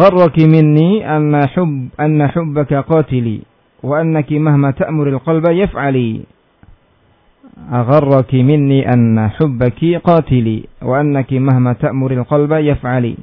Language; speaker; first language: Arabic; non-native, fluent; Indonesian